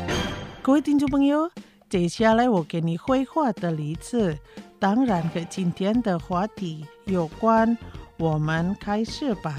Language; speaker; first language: Chinese; non-native, learner; Indonesian